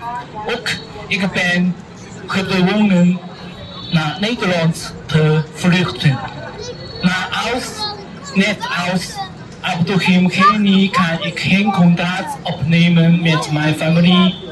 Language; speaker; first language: Dutch; non-native, learner; Cantonese